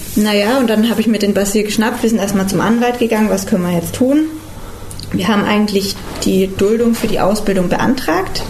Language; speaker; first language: German; native; German